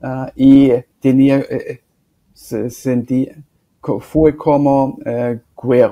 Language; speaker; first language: Spanish; non-native, fluent; German